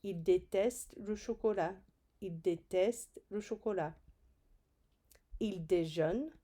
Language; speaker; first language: French; non-native, fluent; English